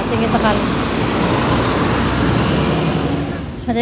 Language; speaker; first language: Indonesian; native; Indonesian